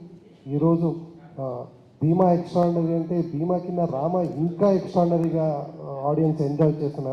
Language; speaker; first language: Telugu; native; Telugu